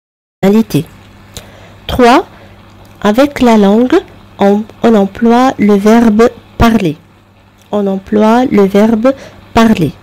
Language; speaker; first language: French; non-native, fluent; Arabic